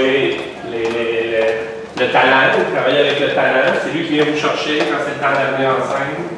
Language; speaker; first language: French; native; French